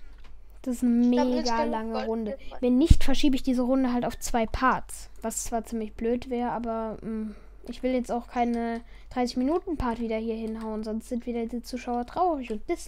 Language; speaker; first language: German; native; German